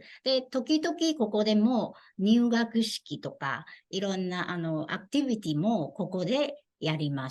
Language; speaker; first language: Japanese; non-native, fluent; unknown